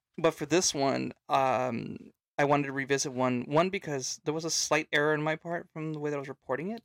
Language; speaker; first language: English; native; English